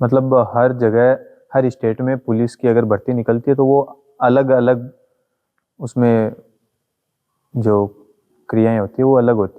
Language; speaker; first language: Hindi; native; Hindi